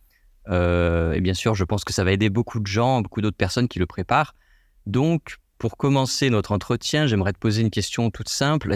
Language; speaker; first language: French; native; French